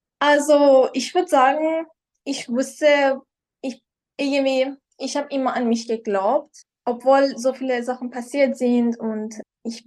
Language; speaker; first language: German; non-native, fluent; Persian